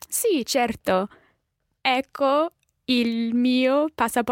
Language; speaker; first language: Italian; non-native, learner; English